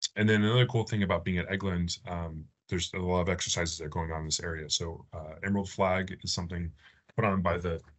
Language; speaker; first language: English; native; English